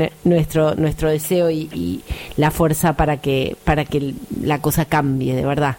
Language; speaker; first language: Spanish; native; Spanish